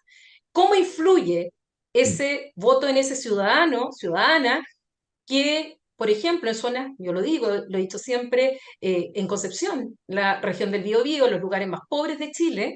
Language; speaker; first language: Spanish; native; Spanish